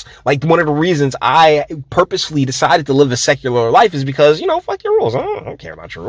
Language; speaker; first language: English; native; English